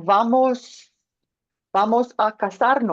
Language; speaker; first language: Spanish; non-native, learner; English